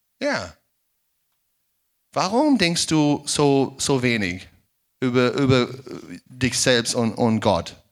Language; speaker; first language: German; non-native, fluent; English